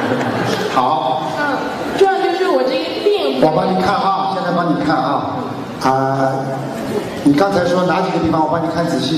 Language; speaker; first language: Chinese; native; Chinese